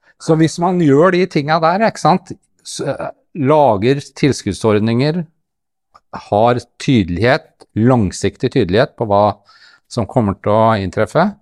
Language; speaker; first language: Norwegian; native; Norwegian